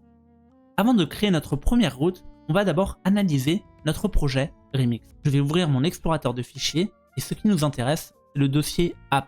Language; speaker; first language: French; native; French